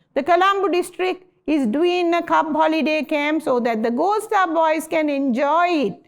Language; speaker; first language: English; non-native, local second language; Sinhala